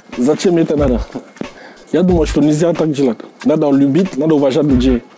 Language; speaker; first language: Russian; non-native, fluent; Jamaican Creole English